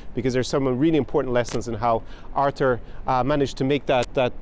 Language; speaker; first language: English; native; English